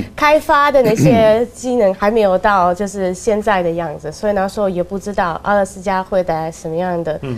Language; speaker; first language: Chinese; non-native, fluent; Russian